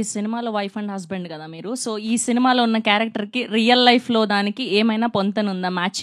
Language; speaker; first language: Telugu; native; Telugu